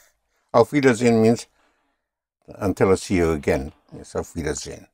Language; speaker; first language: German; non-native, fluent; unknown